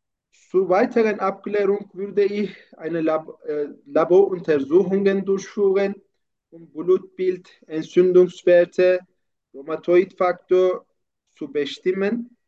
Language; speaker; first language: German; non-native, learner; Turkish